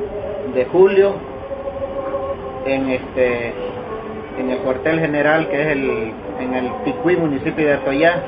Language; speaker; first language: Spanish; native; Spanish